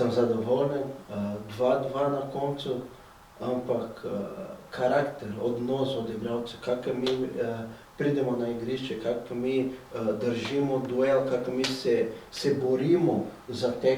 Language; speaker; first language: Slovenian; non-native, fluent; Portuguese